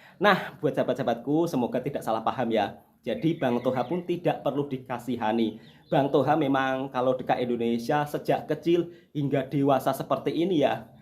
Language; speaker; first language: Indonesian; native; Indonesian